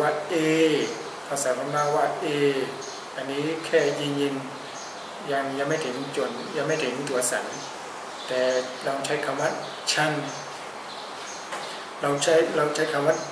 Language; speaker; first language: Thai; native; Thai